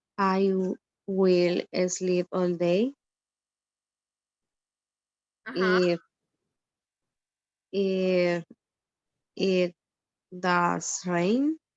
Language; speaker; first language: English; non-native, learner; Spanish